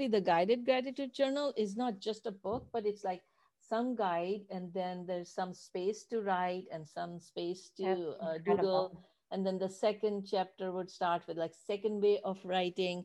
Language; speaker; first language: English; non-native, local second language; Urdu